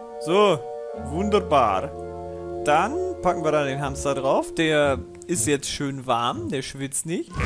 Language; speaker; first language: German; native; German